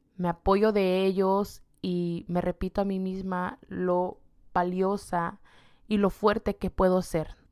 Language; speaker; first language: Spanish; native; Spanish